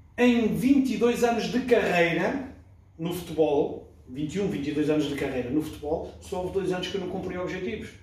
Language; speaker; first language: Portuguese; early bilingual, other home language; French